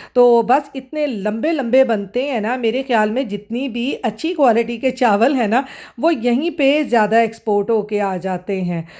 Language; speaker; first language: Urdu; non-native, local second language; Punjabi